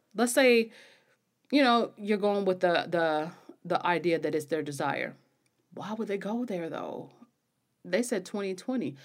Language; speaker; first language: English; native; English